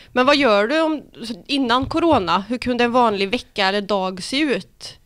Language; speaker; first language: Swedish; native; Swedish